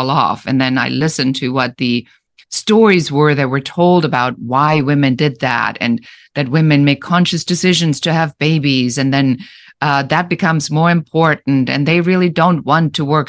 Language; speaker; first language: English; non-native, fluent; German